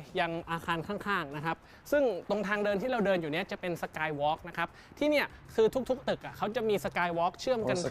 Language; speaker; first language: Thai; native; Thai